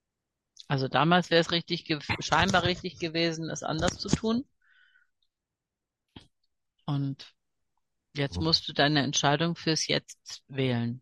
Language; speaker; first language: German; native; German